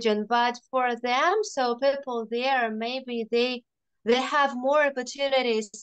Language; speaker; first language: English; non-native, fluent; Russian